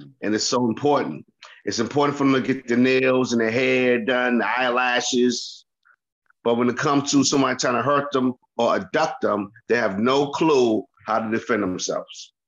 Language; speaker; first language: English; native; English